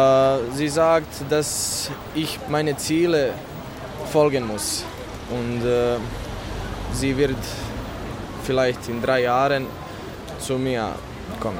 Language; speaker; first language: German; non-native, learner; Bosnian